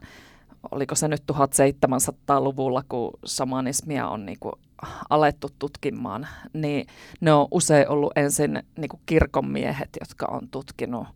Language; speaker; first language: Finnish; native; Finnish